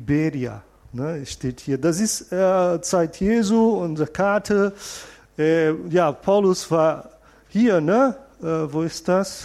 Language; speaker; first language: German; non-native, fluent; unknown